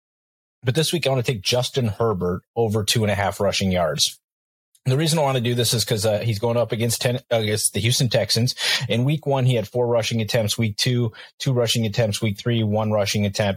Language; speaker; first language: English; native; English